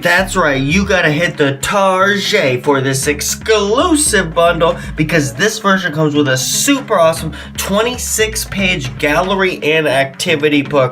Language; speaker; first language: English; native; English